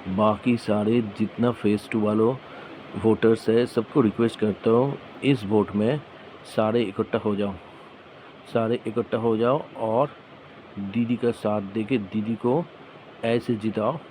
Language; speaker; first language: Hindi; non-native, local second language; Bangla